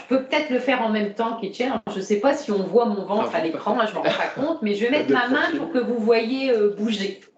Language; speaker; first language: French; native; French